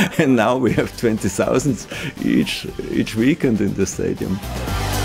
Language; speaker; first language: English; non-native, fluent; German